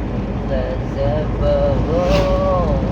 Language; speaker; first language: English; non-native, learner; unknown